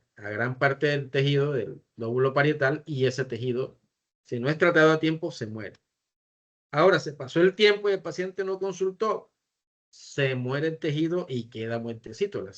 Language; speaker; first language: Spanish; native; Spanish